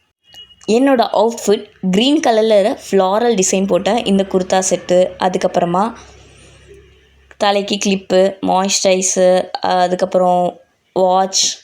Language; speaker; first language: Tamil; native; Tamil